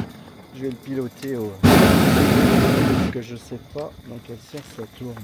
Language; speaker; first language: French; native; French